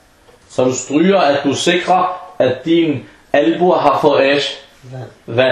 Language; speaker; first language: Danish; non-native, fluent; Arabic